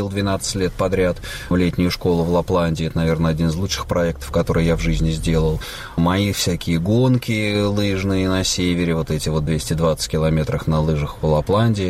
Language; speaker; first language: Russian; native; Russian